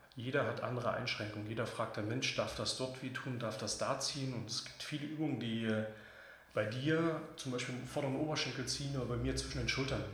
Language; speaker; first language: German; native; German